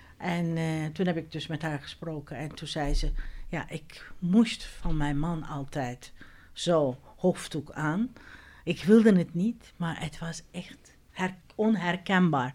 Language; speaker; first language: Dutch; non-native, fluent; Turkish